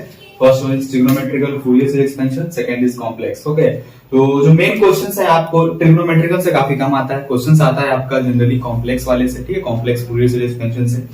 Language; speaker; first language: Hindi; native; Hindi